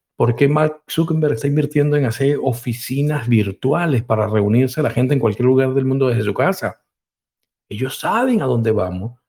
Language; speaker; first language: Spanish; native; Spanish